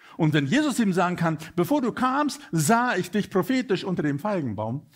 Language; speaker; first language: German; non-native, fluent; Afrikaans